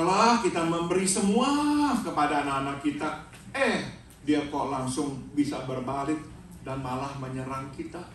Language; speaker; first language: Indonesian; native; Indonesian